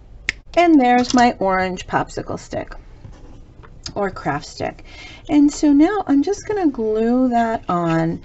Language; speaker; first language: English; native; English